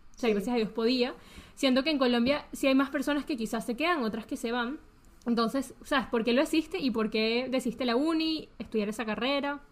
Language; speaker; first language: Spanish; early bilingual, heritage; Spanish